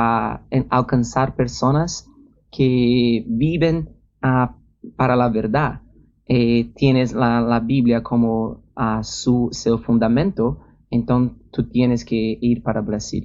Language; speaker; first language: Spanish; non-native, learner; Portuguese